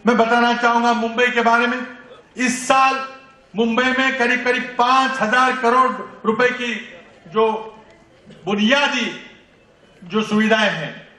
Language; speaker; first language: Hindi; non-native, local second language; Marathi